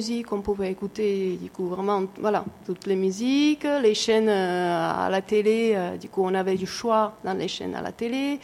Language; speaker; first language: French; non-native, fluent; Czech